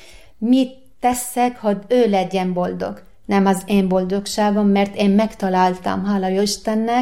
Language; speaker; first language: Hungarian; non-native, learner; Arabic